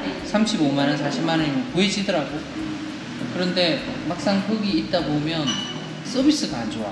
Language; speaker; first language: Korean; native; Korean